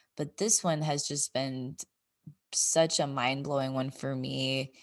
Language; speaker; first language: English; native; English